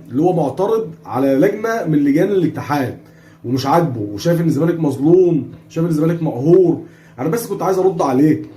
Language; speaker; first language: Arabic; native; Arabic